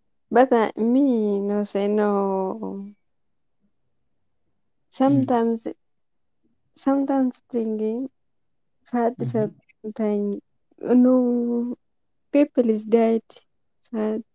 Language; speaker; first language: English; non-native, learner; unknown